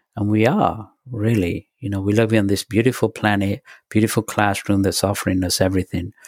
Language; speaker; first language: English; native; English